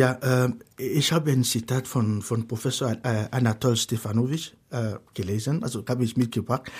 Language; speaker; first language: German; non-native, fluent; Fon